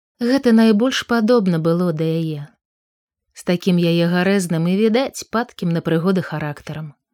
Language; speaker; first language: Belarusian; native; Belarusian